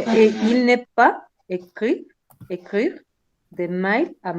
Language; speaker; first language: French; non-native, learner; Spanish